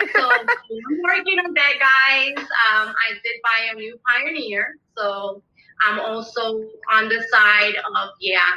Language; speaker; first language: English; early bilingual, other home language; Spanish